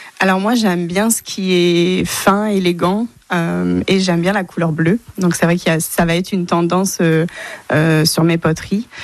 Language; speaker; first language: French; native; French